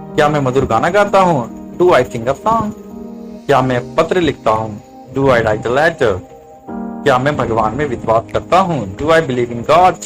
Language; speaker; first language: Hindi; native; Hindi